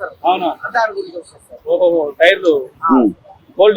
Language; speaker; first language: Telugu; native; Telugu